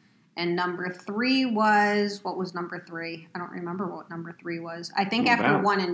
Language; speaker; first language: English; native; English